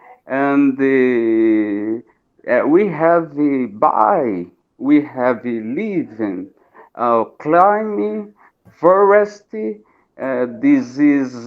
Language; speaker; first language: English; non-native, learner; Portuguese